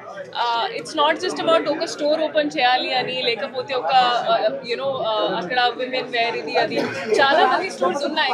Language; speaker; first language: Telugu; non-native, local second language; Hindi